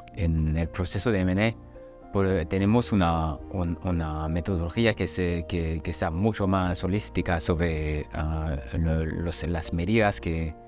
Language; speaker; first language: Spanish; non-native, fluent; French